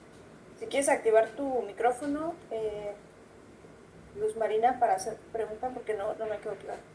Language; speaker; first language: Spanish; native; Spanish